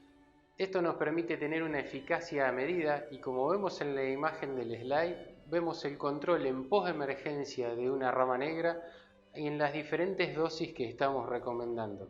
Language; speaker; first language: Spanish; native; Spanish